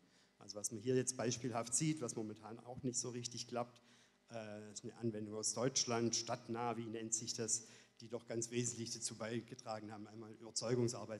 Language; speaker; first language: German; native; German